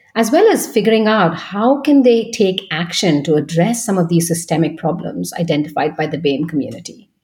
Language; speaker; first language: English; non-native, local second language; Bangla